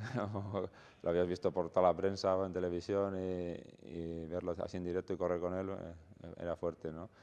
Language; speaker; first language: Spanish; native; Spanish